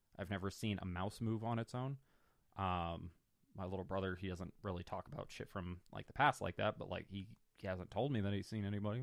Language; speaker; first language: English; native; English